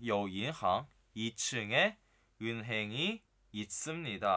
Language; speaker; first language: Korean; non-native, fluent; Chinese